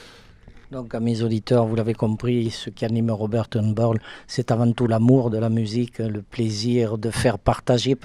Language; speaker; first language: French; native; French